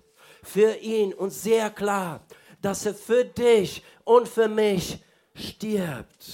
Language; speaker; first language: German; non-native, fluent; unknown